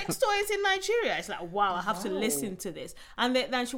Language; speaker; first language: English; non-native, local second language; Yoruba